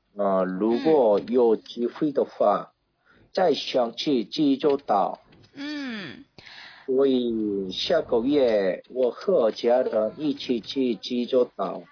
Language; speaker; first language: Chinese; non-native, learner; Korean